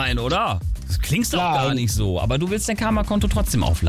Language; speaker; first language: German; native; German